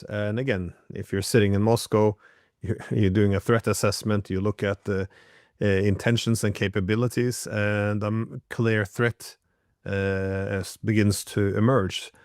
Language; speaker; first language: English; non-native, fluent; Norwegian